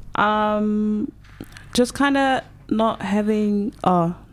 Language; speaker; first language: English; native; English